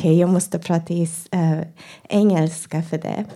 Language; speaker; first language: Swedish; non-native, learner; English